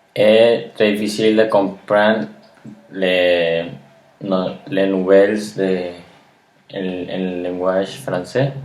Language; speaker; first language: French; non-native, learner; Spanish